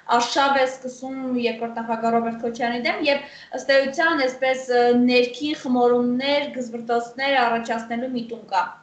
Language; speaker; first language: Armenian; native; Armenian